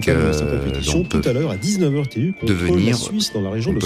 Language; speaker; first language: French; native; French